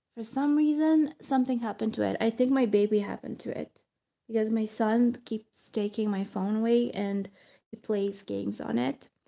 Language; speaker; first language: English; non-native, fluent; Hebrew